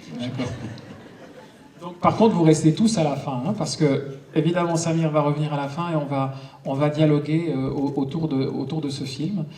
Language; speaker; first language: French; native; French